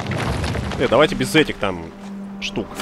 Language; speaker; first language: Russian; native; Russian